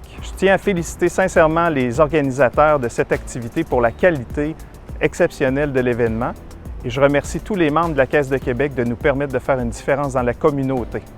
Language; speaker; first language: French; native; French